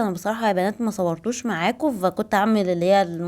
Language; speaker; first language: Arabic; native; Arabic